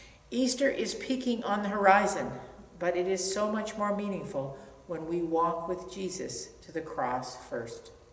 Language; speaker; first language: English; native; English